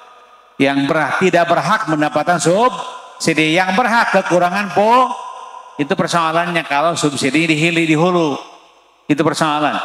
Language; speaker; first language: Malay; non-native, local second language; Sundanese